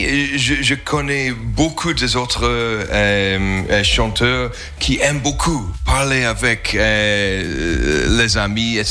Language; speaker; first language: French; non-native, learner; English